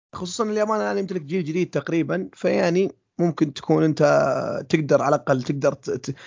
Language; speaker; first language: Arabic; native; Arabic